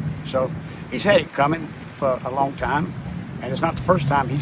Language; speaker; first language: English; native; English